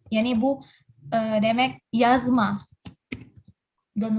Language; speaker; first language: Turkish; non-native, learner; Indonesian